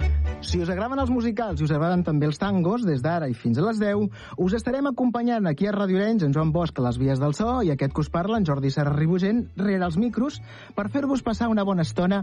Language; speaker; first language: Catalan; native; Catalan